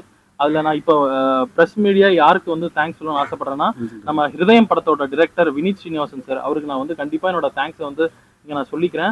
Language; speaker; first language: Tamil; native; Tamil